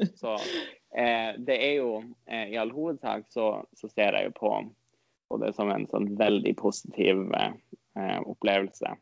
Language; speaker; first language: Norwegian; non-native, local second language; Northern Sami